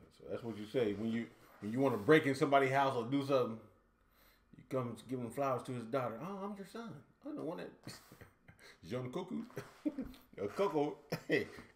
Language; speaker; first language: English; native; English